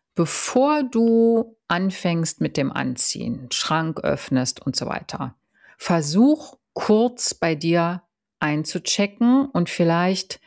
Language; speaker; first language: German; native; German